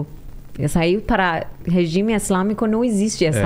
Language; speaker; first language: Portuguese; non-native, learner; Persian